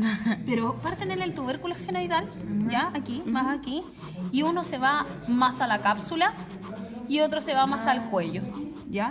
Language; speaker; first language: Spanish; native; Spanish